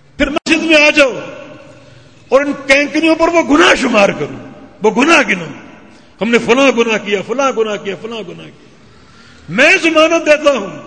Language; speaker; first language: Urdu; native; Urdu